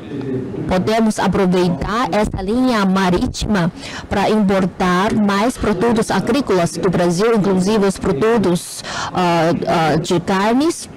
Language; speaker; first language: Portuguese; non-native, fluent; Chinese